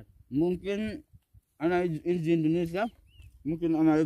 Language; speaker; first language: Arabic; non-native, learner; Indonesian